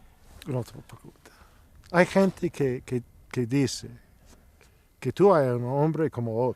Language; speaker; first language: Spanish; non-native, learner; English